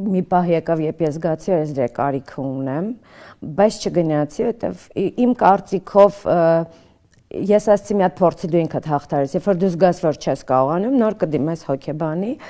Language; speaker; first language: Armenian; early bilingual, other home language; Russian